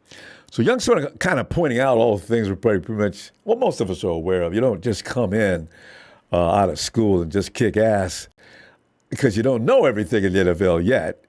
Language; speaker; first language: English; native; English